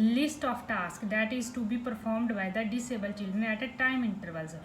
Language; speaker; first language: English; non-native, local second language; Punjabi